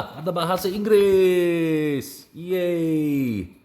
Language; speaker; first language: Indonesian; non-native, learner; English